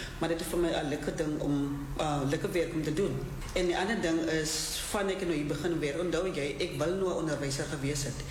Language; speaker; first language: Afrikaans; non-native, local second language; Southern Sotho